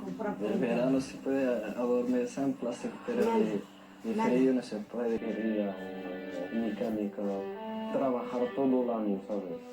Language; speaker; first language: Spanish; non-native, learner; Arabic